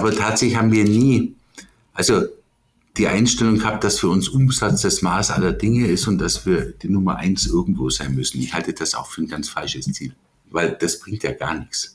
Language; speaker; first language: German; native; German